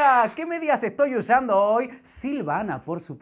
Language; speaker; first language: Spanish; native; Spanish